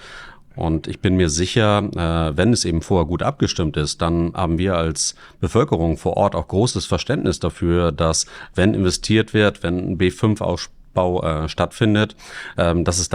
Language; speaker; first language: German; native; German